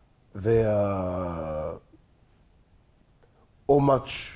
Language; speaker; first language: Turkish; non-native, learner; French